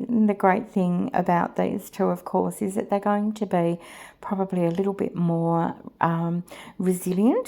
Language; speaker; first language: English; native; English